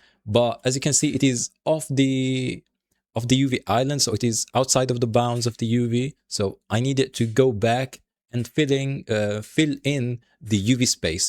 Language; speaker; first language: English; non-native, fluent; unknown